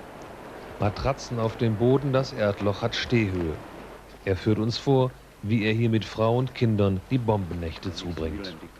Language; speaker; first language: German; native; German